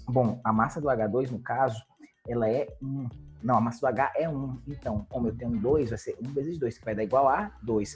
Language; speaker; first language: Portuguese; native; Portuguese